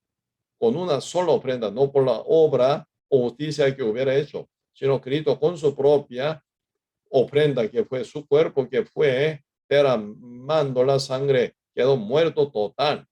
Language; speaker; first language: Spanish; non-native, fluent; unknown